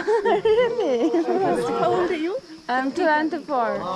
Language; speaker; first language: English; non-native, learner; Turkish